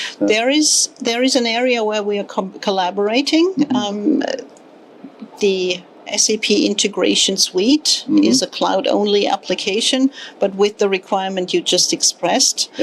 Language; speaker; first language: English; non-native, fluent; German